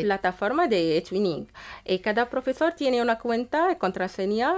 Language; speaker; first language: Spanish; non-native, fluent; Arabic